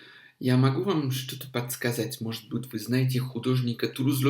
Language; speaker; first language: Russian; non-native, fluent; French